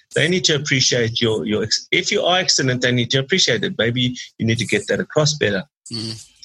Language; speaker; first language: English; native; English